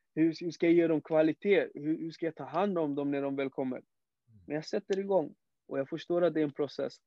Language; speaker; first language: Swedish; early bilingual, other home language; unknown